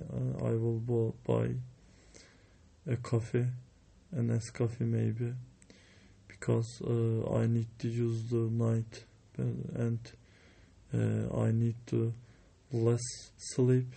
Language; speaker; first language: English; non-native, learner; Turkish